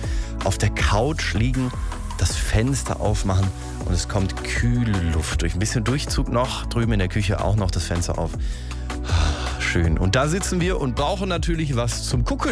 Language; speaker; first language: German; native; German